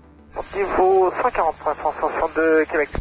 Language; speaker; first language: French; native; French